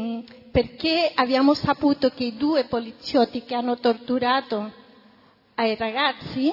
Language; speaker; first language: Italian; non-native, fluent; Spanish